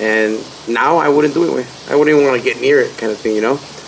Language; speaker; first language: English; early bilingual, other home language; Spanish